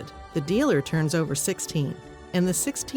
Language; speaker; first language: English; native; English